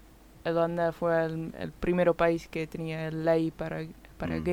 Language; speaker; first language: Spanish; non-native, learner; Dutch